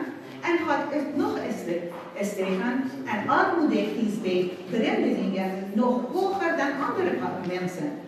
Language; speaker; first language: Dutch; non-native, fluent; Persian